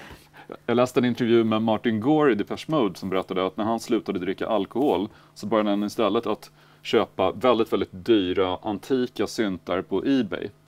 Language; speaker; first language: Swedish; native; Swedish